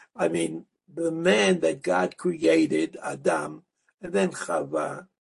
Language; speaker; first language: English; native; English